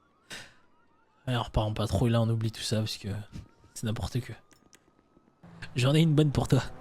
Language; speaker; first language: French; native; French